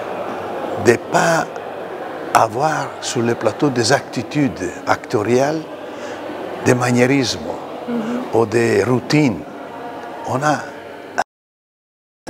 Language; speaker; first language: French; non-native, fluent; Italian